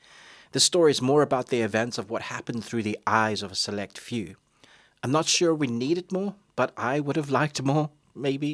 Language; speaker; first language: English; native; English